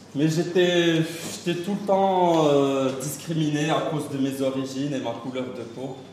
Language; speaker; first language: French; non-native, local second language; Arabic